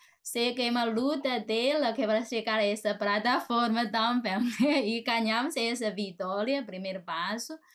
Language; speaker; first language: Portuguese; non-native, fluent; Chinese